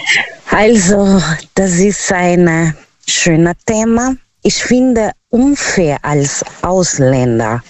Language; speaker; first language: German; non-native, fluent; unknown